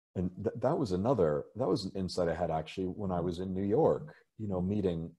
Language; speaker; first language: English; native; English